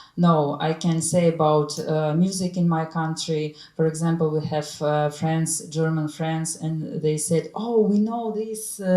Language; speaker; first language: English; non-native, learner; Ukrainian